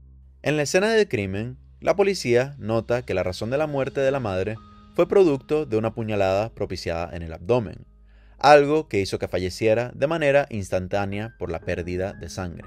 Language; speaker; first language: Spanish; native; Spanish